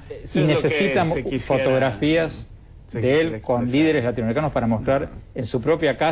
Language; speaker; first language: Spanish; native; Spanish